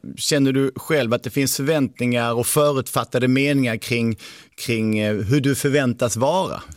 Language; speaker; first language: Swedish; native; Swedish